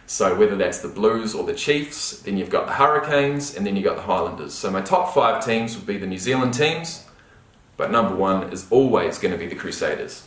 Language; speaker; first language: English; native; English